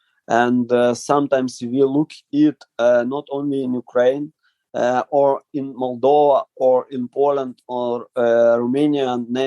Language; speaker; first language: English; non-native, learner; Ukrainian